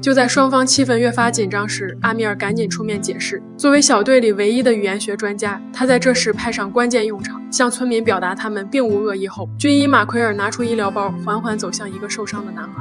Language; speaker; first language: Chinese; native; Chinese